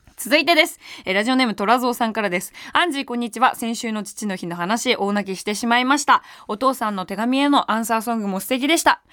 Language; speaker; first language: Japanese; native; Japanese